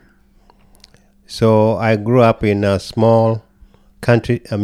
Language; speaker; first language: English; non-native, local second language; Gusii